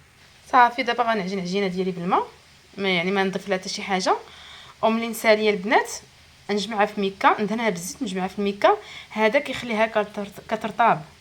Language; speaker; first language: Arabic; native; Arabic